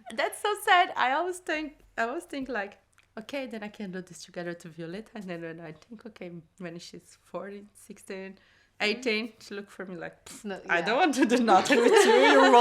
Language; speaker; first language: English; non-native, learner; Portuguese